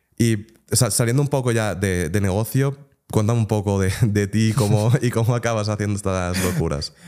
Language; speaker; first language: Spanish; native; Spanish